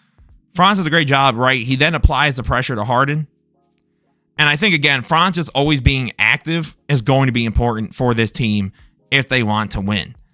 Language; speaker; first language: English; native; English